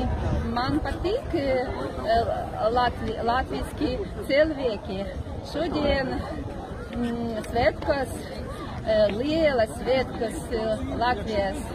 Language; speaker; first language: Latvian; non-native, learner; Ukrainian